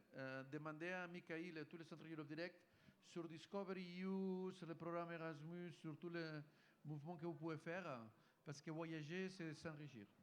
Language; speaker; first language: French; non-native, fluent; Spanish